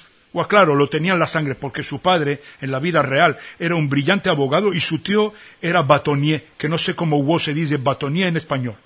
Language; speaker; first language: Spanish; early bilingual, heritage; Ladino